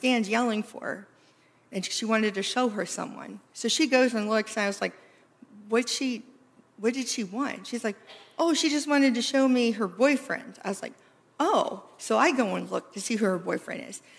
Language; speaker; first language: English; native; English